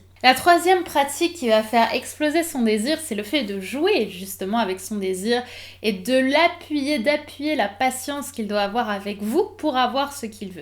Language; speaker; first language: French; native; French